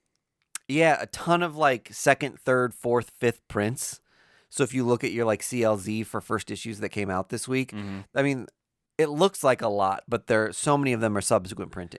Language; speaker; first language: English; native; English